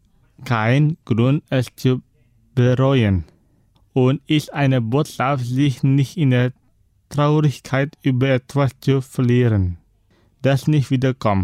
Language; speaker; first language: German; non-native, fluent; Indonesian